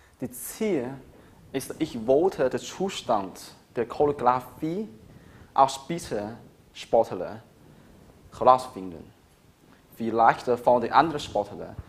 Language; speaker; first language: German; non-native, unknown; Chinese